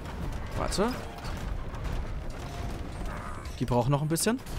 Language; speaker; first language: German; native; German